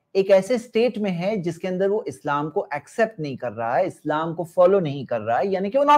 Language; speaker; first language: Hindi; non-native, local second language; Urdu